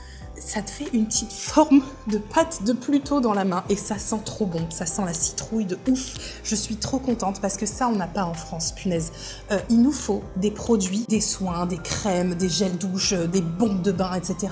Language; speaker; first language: French; native; French